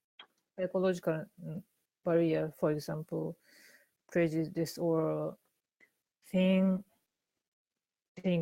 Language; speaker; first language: English; non-native, learner; Japanese